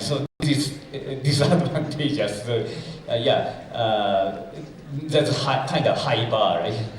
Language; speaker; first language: English; non-native, fluent; Japanese